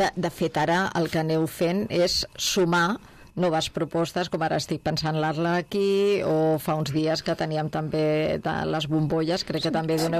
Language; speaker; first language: Catalan; native; Catalan